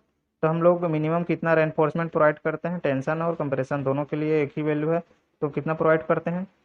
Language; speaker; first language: Hindi; native; Hindi